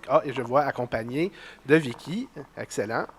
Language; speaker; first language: French; native; French